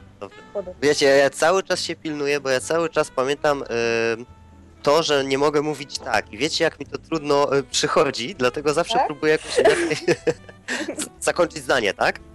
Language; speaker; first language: Polish; native; Polish